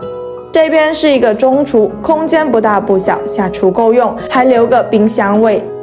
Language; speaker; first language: Chinese; native; Chinese